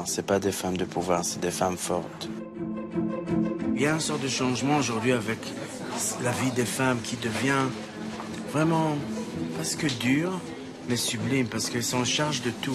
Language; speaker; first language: French; non-native, fluent; Hebrew